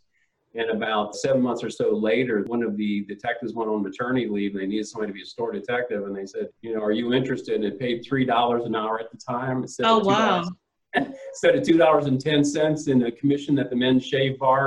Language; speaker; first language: English; native; English